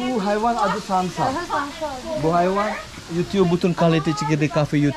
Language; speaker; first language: Turkish; non-native, learner; Indonesian